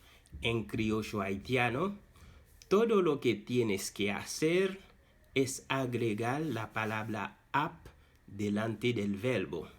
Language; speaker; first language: Spanish; non-native, fluent; Haitian Creole